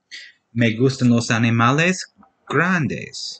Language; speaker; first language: Spanish; non-native, learner; English